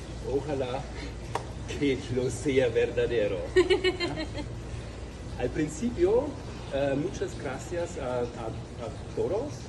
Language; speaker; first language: Spanish; non-native, learner; German